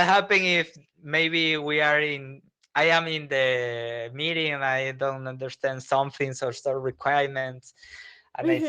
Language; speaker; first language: English; non-native, learner; Spanish